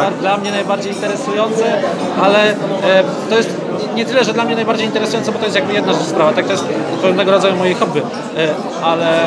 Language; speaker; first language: Polish; native; Polish